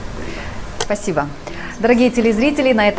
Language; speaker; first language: Russian; native; Russian